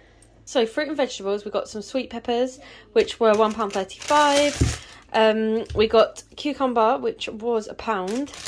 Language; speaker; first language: English; native; English